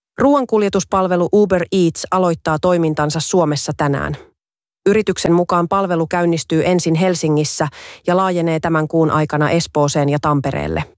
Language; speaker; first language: Finnish; native; Finnish